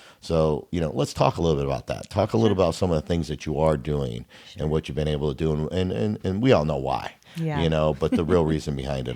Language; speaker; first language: English; native; English